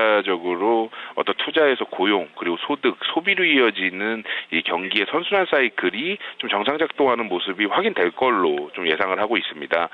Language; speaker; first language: Korean; native; Korean